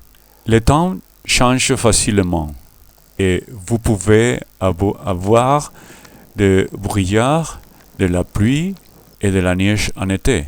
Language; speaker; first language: French; non-native, learner; Spanish